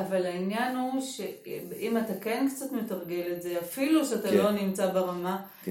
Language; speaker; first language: Hebrew; native; Hebrew